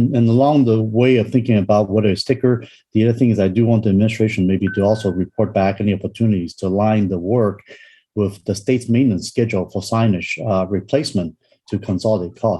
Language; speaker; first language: English; non-native, local second language; Cantonese